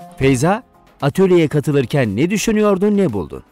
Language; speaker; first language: Turkish; native; Turkish